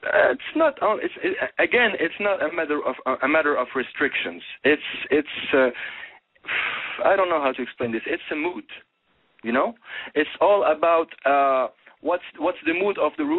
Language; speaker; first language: English; non-native, fluent; Arabic